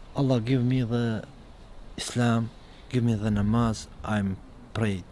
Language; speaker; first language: English; non-native, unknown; Albanian